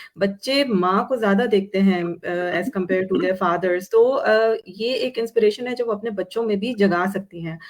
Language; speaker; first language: Urdu; native; Urdu